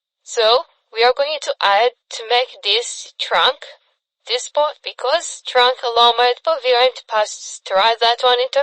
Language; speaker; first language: English; non-native, fluent; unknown